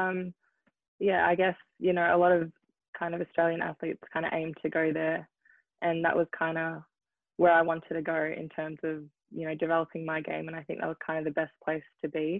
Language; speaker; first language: English; native; English